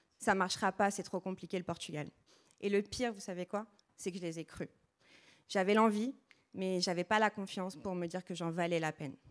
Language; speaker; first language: French; early bilingual, other home language; Portuguese